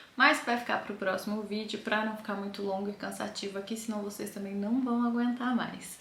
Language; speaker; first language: Portuguese; native; Portuguese